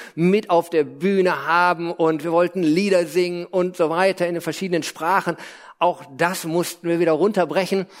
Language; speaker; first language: German; native; German